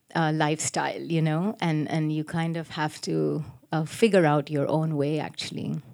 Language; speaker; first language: English; native; English